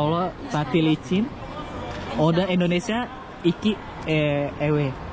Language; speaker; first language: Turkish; non-native, learner; Indonesian